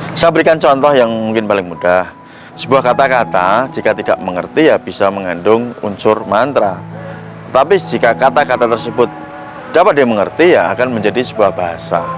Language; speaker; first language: Indonesian; non-native, local second language; Javanese